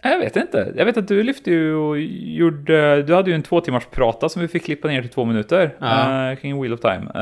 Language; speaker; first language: Swedish; native; Swedish